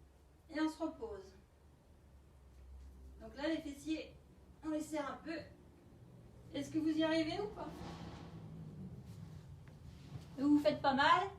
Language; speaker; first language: French; native; French